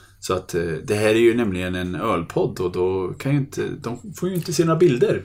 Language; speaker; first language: Swedish; native; Swedish